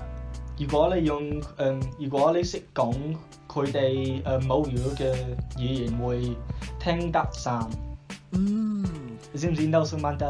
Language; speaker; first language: Cantonese; non-native, learner; English